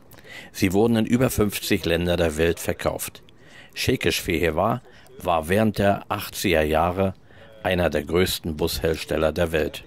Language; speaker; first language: German; native; German